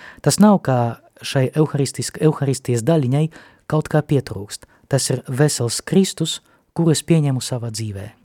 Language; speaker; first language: Latvian; non-native, local second language; Russian